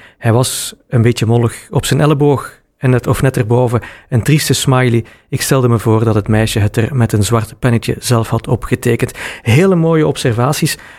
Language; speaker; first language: Dutch; native; Dutch